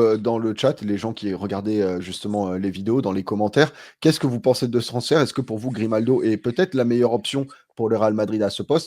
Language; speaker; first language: French; native; French